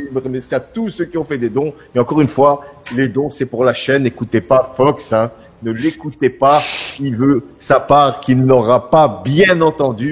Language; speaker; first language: French; native; French